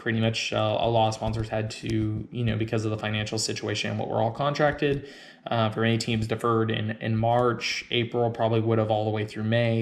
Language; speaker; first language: English; native; English